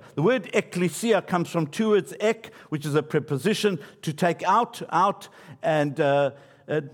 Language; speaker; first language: English; native; English